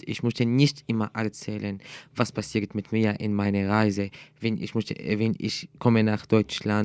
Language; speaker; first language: German; non-native, learner; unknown